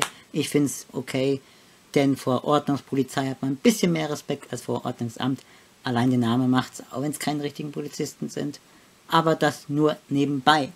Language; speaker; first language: German; native; German